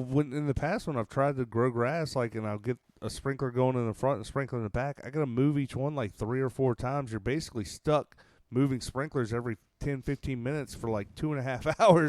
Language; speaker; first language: English; native; English